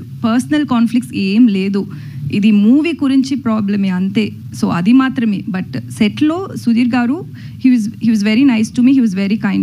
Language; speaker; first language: Telugu; non-native, learner; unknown